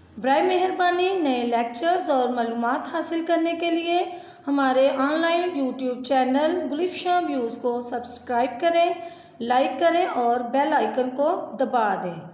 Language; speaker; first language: Urdu; native; Urdu